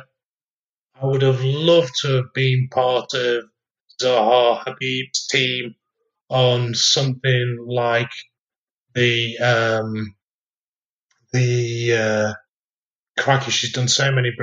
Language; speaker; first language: English; native; English